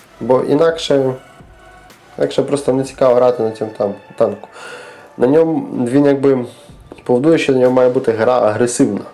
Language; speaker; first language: Ukrainian; native; Ukrainian